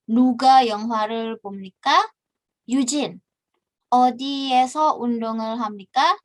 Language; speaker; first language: Korean; non-native, fluent; Indonesian